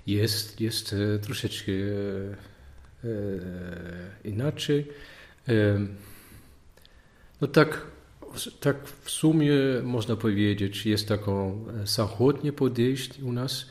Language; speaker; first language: Polish; non-native, learner; Dutch